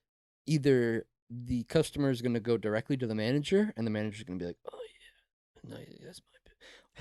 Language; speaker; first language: English; native; English